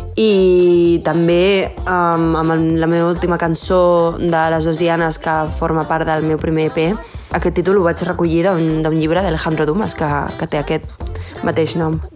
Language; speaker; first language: Catalan; early bilingual, other home language; Spanish